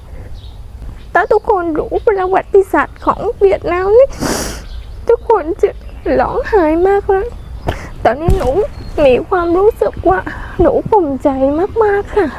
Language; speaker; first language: Thai; non-native, learner; Vietnamese